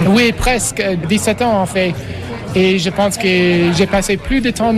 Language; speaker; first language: French; non-native, fluent; English